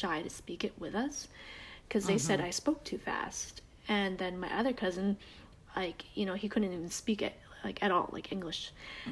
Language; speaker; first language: English; native; English